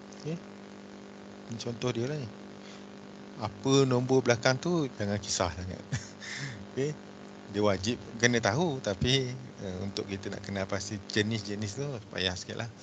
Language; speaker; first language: Malay; native; Malay